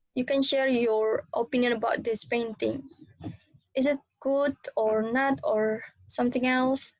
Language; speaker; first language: English; non-native, learner; Indonesian